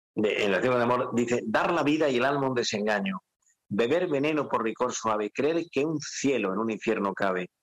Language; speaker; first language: Spanish; native; Spanish